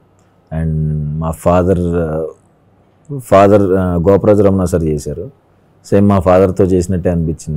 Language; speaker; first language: Telugu; native; Telugu